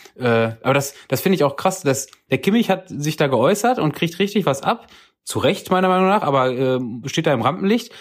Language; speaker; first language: German; native; German